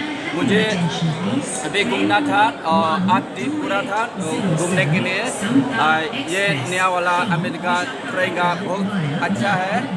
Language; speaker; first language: Hindi; non-native, learner; Burmese